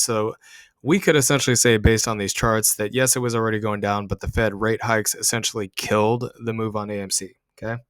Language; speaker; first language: English; native; English